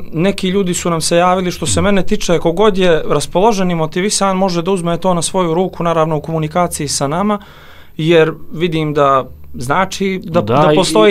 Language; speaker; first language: Serbian; native; Serbian